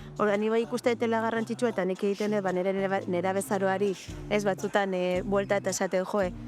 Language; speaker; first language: Basque; non-native, local second language; Spanish